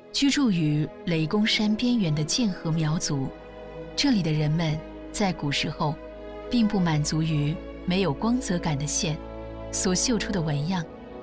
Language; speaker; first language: Chinese; native; Chinese